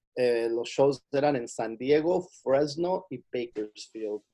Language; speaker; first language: Spanish; early bilingual, heritage; Spanish